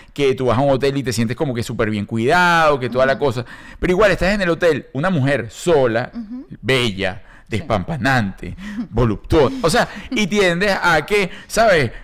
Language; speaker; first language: Spanish; native; Spanish